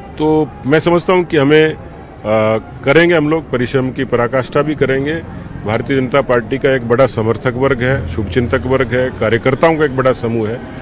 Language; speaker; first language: Hindi; native; Hindi